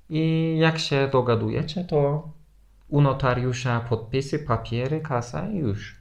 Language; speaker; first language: Polish; non-native, fluent; Turkish